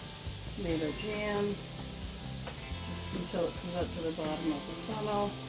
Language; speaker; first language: English; native; English